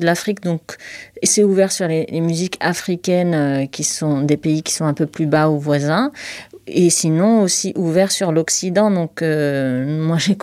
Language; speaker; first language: French; non-native, local second language; Arabic